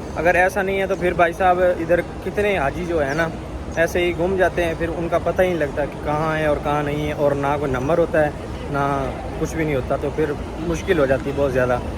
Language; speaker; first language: Urdu; non-native, local second language; Punjabi